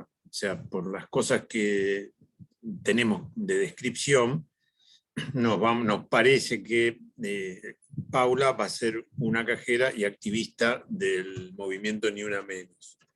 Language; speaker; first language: Spanish; native; Spanish